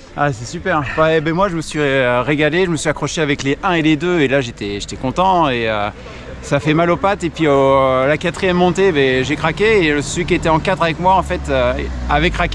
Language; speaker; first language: French; native; French